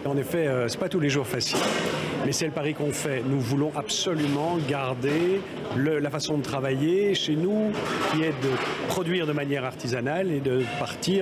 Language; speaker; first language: French; native; French